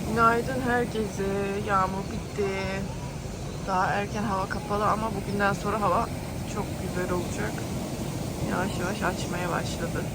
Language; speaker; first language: Turkish; early bilingual, heritage; Turkish